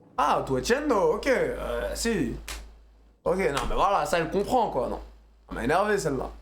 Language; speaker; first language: French; native; French